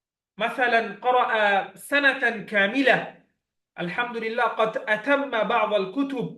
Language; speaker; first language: Arabic; non-native, fluent; Bangla